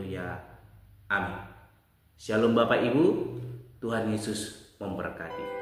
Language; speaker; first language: Indonesian; native; Indonesian